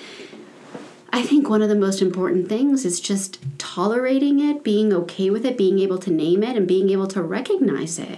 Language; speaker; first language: English; native; English